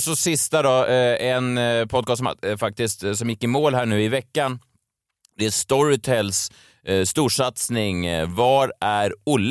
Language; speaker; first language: Swedish; native; Swedish